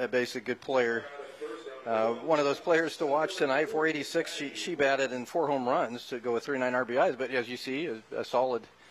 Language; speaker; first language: English; native; English